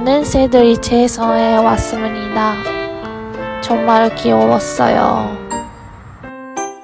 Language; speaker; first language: Korean; non-native, learner; Japanese